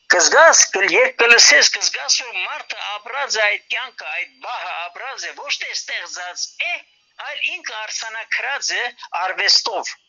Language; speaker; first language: Armenian; early bilingual, heritage; Armenian